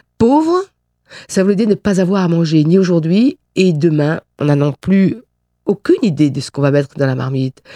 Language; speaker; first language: French; non-native, local second language; Réunion Creole French